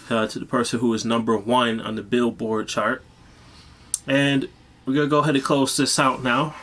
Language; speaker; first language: English; native; English